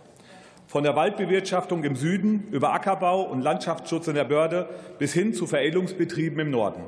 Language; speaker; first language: German; native; German